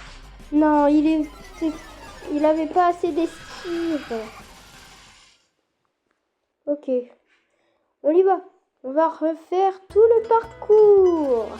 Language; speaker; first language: French; native; French